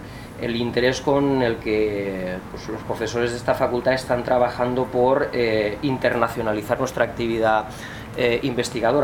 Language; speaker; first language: Spanish; native; Spanish